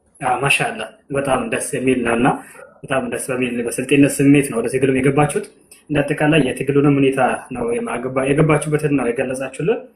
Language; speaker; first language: Amharic; non-native, local second language; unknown